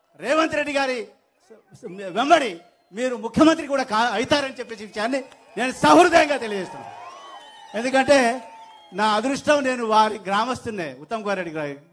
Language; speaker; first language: Telugu; non-native, local second language; Lambadi